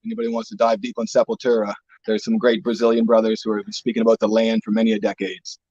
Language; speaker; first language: English; native; English